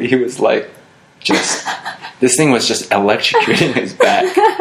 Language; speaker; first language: English; native; English